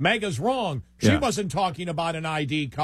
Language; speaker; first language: English; native; English